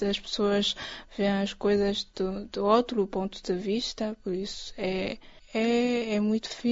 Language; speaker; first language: Portuguese; non-native, fluent; Chinese